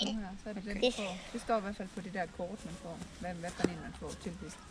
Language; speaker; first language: Danish; native; Danish